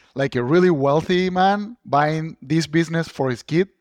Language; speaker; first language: English; non-native, fluent; Spanish